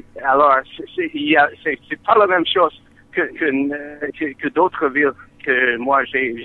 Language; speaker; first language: French; non-native, learner; English